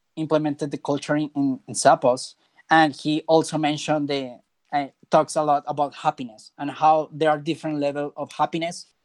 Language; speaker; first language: English; non-native, fluent; Spanish